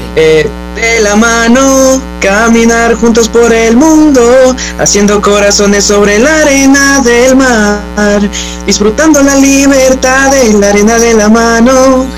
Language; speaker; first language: Spanish; native; Spanish